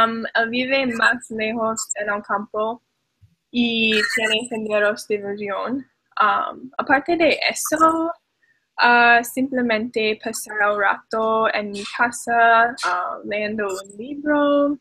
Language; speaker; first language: Spanish; non-native, learner; English